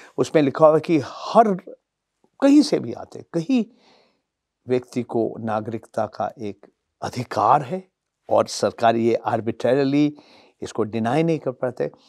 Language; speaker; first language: Hindi; non-native, local second language; Bangla